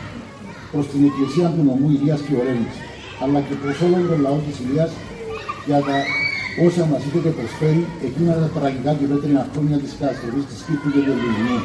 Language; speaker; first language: Greek; native; Greek